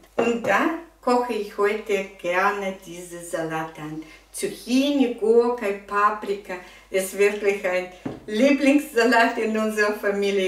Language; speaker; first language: German; non-native, fluent; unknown